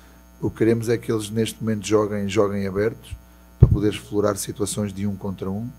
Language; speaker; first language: Portuguese; native; Portuguese